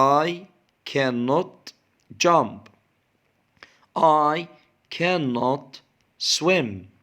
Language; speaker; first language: English; non-native, fluent; Arabic